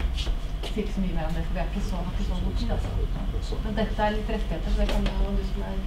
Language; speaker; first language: Norwegian; native; Norwegian